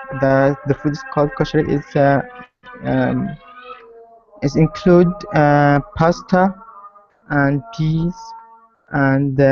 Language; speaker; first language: English; non-native, learner; Arabic